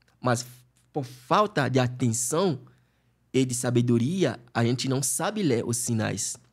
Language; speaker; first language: Portuguese; non-native, fluent; Fon